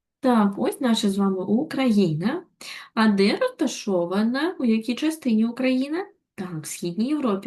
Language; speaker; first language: Ukrainian; native; Ukrainian